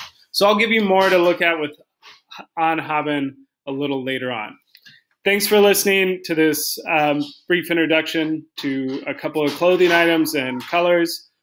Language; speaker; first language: English; native; English